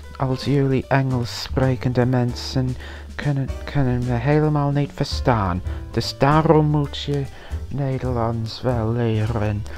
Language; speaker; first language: Dutch; non-native, learner; English